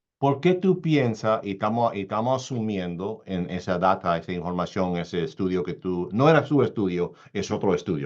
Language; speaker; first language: Spanish; early bilingual, heritage; Spanish